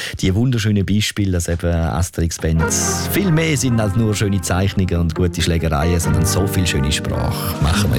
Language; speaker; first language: German; native; German